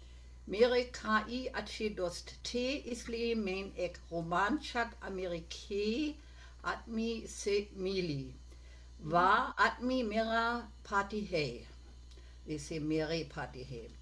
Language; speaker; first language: Hindi; non-native, learner; German